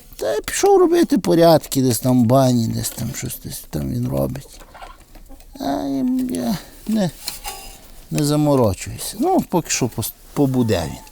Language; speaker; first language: Ukrainian; native; Ukrainian